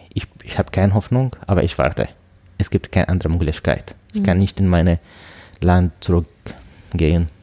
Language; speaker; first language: German; non-native, learner; Arabic